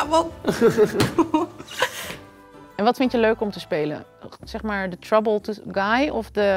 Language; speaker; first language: Dutch; native; Dutch